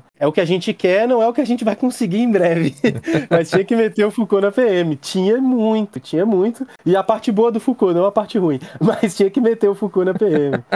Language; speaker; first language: Portuguese; native; Portuguese